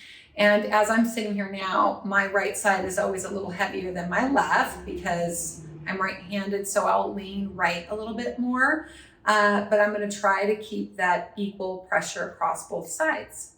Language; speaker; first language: English; native; English